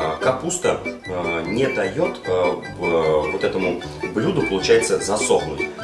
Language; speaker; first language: Russian; native; Russian